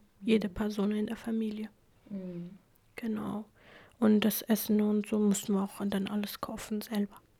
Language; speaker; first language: German; non-native, fluent; Kurdish